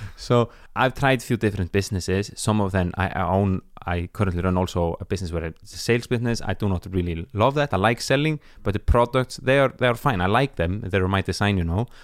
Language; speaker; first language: English; non-native, fluent; Icelandic